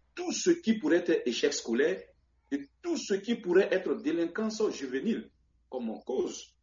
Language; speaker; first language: French; non-native, local second language; Baoulé